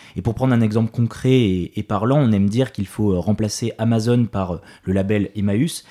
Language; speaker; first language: French; native; French